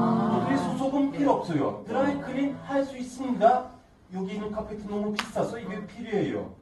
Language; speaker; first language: Korean; non-native, learner; Turkish